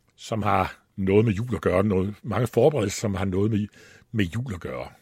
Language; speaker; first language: Danish; native; Danish